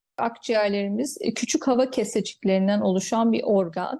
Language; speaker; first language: Turkish; native; Turkish